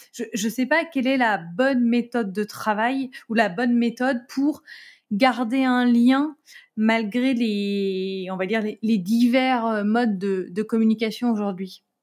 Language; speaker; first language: French; native; French